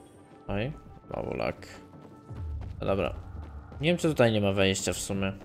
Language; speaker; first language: Polish; native; Polish